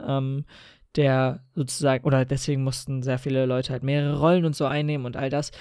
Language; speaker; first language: German; native; German